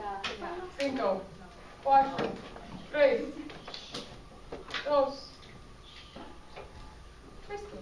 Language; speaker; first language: Spanish; non-native, fluent; English